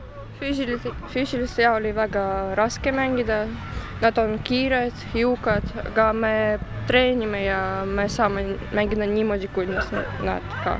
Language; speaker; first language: Estonian; non-native, local second language; Russian